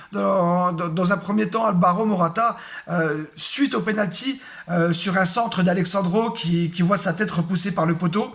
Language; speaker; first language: French; native; French